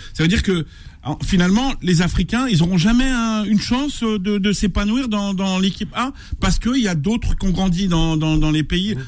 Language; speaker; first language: French; non-native, local second language; Arabic